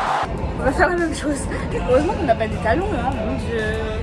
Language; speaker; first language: French; native; French